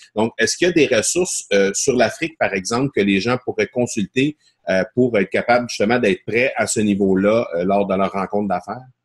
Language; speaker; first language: French; native; French